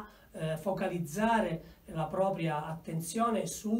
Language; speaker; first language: Italian; native; Italian